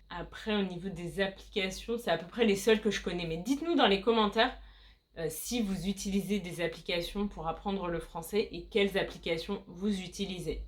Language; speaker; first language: French; native; French